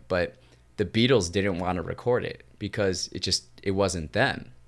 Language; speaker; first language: English; native; English